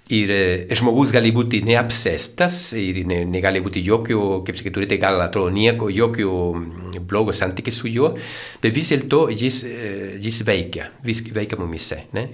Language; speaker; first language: Lithuanian; non-native, fluent; Spanish